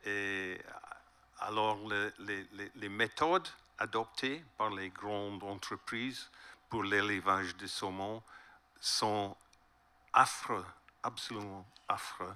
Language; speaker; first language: French; non-native, learner; English